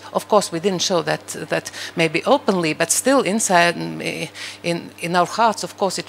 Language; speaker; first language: English; non-native, fluent; Latvian